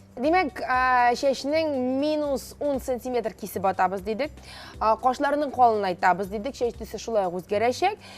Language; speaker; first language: Tatar; native; Tatar